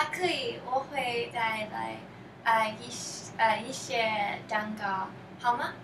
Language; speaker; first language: Chinese; non-native, learner; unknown